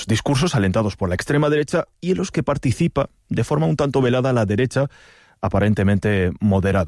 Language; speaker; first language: Spanish; native; Spanish